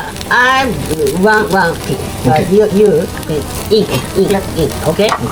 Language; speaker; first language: English; non-native, learner; Japanese